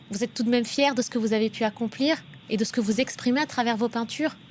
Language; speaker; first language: French; native; French